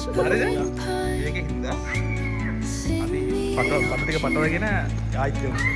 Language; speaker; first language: Sinhala; non-native, local second language; Tamil